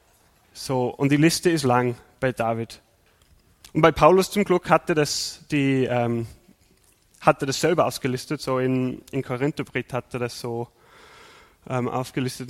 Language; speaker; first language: German; non-native, fluent; English